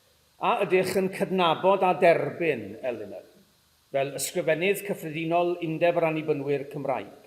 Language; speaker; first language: Welsh; native; Welsh